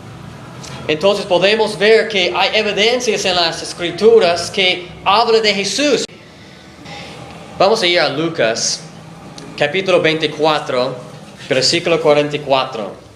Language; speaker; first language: Spanish; non-native, fluent; English